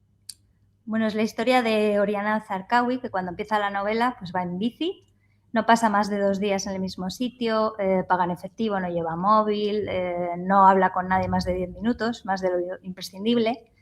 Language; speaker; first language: Spanish; native; Spanish